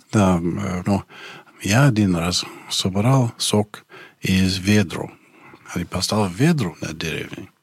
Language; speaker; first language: Russian; non-native, fluent; English